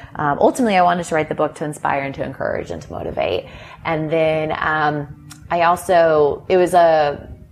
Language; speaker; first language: English; native; English